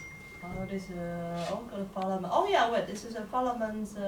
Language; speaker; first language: Dutch; non-native, learner; Chinese